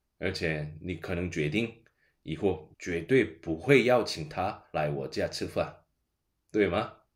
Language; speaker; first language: Chinese; non-native, fluent; Korean